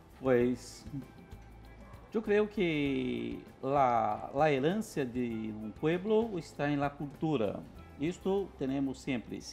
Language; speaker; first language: Spanish; non-native, learner; Portuguese